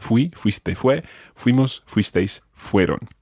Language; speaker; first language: Spanish; non-native, fluent; English